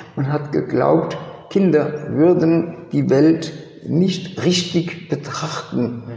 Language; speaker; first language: German; early bilingual, other home language; French